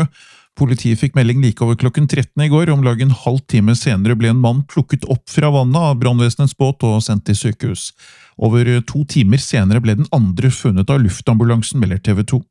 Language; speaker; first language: Norwegian; native; Norwegian